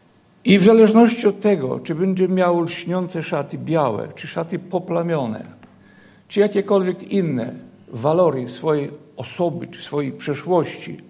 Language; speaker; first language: Polish; native; Polish